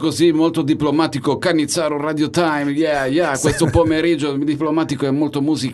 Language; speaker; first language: Italian; native; Italian